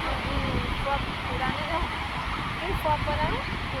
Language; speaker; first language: French; non-native, learner; Portuguese